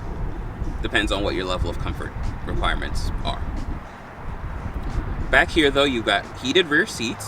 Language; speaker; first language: English; native; English